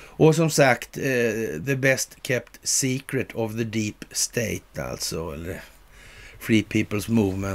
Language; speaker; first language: Swedish; native; Swedish